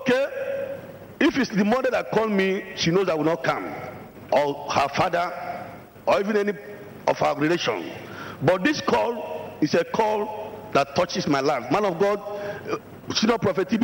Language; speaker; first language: English; non-native, local second language; Igbo